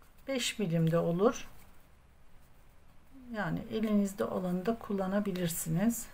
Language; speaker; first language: Turkish; native; Turkish